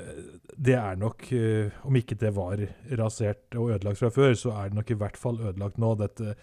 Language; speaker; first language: Norwegian; native; Norwegian